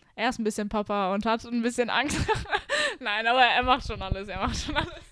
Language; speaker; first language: German; native; German